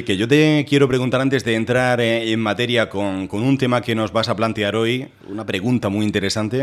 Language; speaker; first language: Spanish; native; Spanish